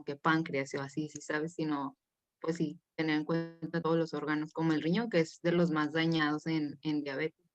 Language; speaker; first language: Spanish; native; Spanish